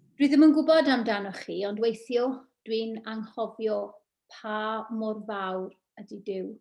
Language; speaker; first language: Welsh; non-native, local second language; English